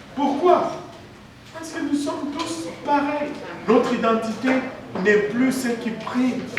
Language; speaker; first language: French; non-native, local second language; Swahili